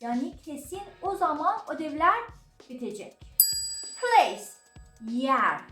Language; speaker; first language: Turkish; non-native, learner; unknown